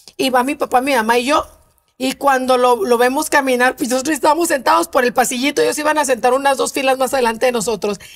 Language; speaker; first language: Spanish; native; Spanish